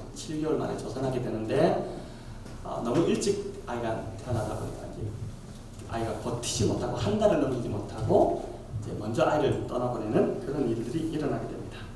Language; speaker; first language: Korean; native; Korean